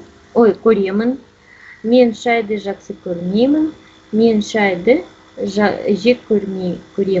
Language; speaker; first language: Kazakh; non-native, learner; Russian